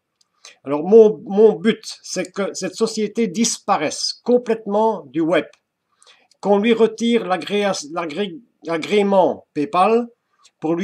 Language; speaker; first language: French; native; French